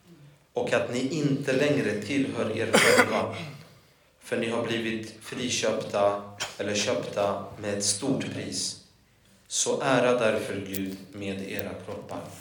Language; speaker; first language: Swedish; non-native, fluent; Polish